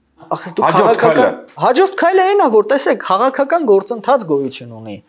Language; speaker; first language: Armenian; native; Armenian